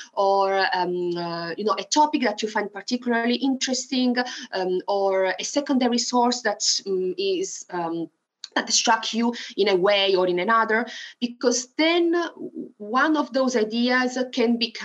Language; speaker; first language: English; non-native, fluent; Italian